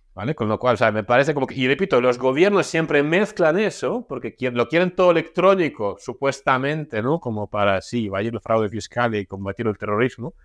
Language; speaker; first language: Spanish; non-native, fluent; Russian